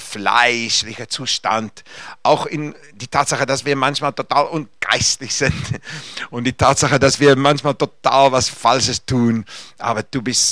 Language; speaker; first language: German; non-native, fluent; English